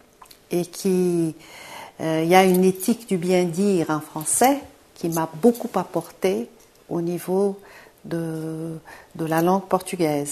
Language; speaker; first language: French; non-native, fluent; Portuguese